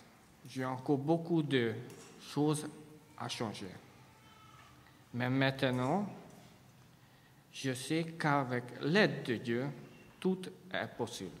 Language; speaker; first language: French; non-native, fluent; Hungarian